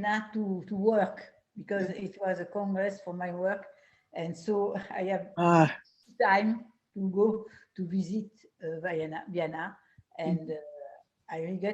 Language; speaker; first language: English; non-native, learner; French